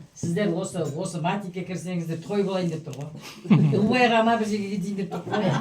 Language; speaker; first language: Kazakh; non-native, local second language; Russian